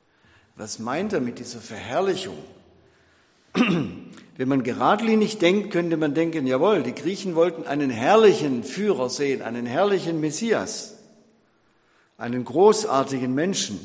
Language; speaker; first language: German; native; German